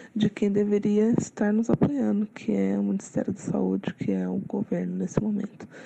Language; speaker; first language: Portuguese; native; Portuguese